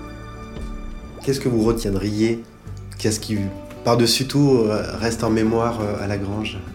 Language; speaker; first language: French; native; French